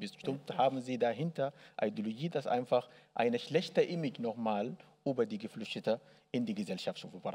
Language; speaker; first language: German; non-native, learner; Arabic